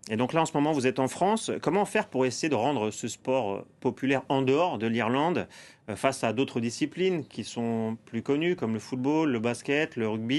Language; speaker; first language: French; native; French